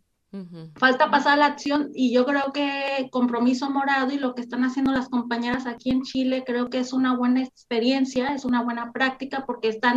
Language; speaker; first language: Spanish; native; Spanish